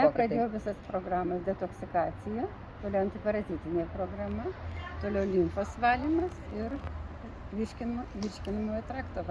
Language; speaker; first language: Lithuanian; native; Lithuanian